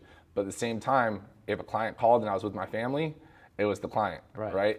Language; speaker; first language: English; native; English